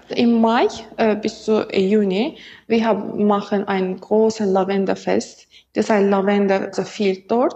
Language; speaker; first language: German; non-native, learner; Azerbaijani